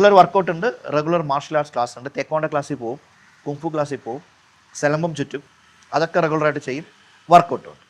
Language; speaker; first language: Malayalam; early bilingual, heritage; Malayalam